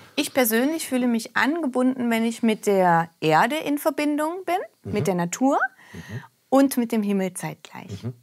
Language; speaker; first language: German; native; German